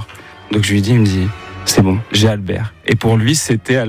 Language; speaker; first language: French; native; French